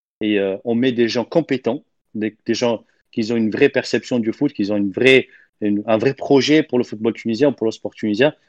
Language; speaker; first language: French; non-native, local second language; Arabic